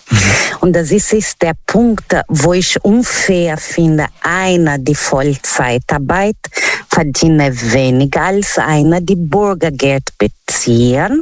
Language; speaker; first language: German; non-native, learner; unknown